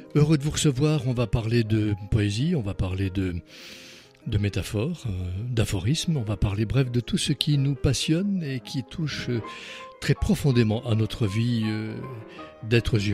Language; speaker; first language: French; native; French